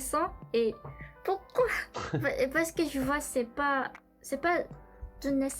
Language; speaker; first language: French; non-native, learner; Korean